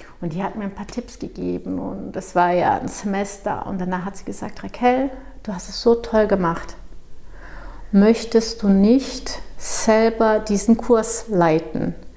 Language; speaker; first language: German; non-native, fluent; Portuguese